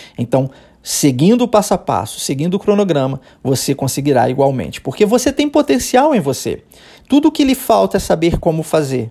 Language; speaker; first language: Portuguese; early bilingual, heritage; Portuguese